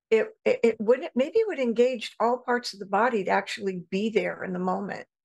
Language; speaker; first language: English; native; English